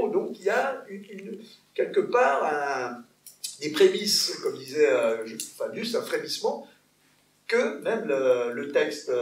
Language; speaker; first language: French; native; French